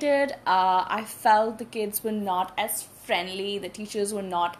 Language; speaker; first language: English; non-native, local second language; Hindi